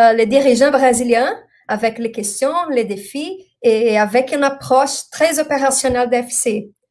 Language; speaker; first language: French; non-native, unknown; Portuguese